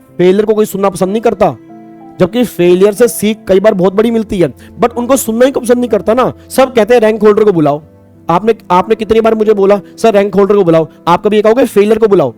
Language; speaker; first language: Hindi; native; Hindi